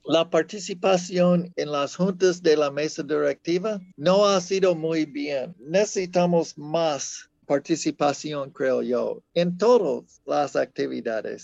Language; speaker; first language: Spanish; non-native, fluent; English